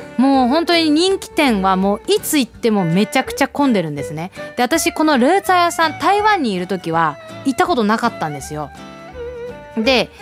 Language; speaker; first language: Japanese; early bilingual, heritage; Japanese